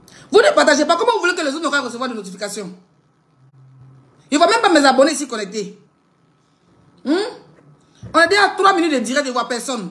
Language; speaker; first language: French; non-native, local second language; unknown